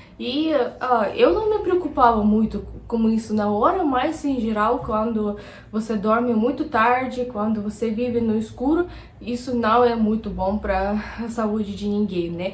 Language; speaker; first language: Portuguese; non-native, fluent; Russian